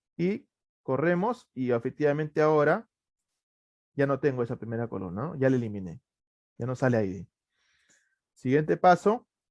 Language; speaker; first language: Spanish; native; Spanish